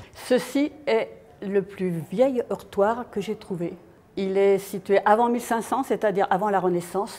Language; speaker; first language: French; native; French